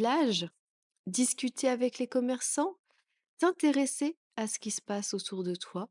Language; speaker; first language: French; native; French